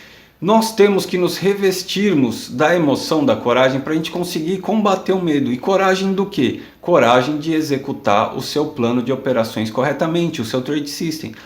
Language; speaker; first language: Portuguese; native; Portuguese